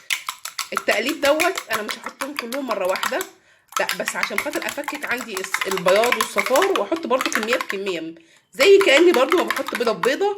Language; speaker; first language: Arabic; native; Arabic